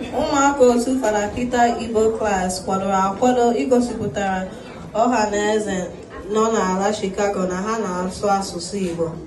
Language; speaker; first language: Igbo; early bilingual, other home language; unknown